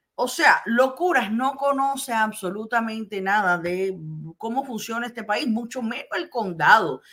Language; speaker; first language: Spanish; early bilingual, heritage; Spanish